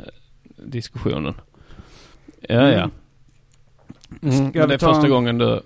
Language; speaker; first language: Swedish; native; Swedish